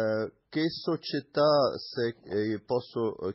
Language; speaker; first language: Italian; non-native, learner; English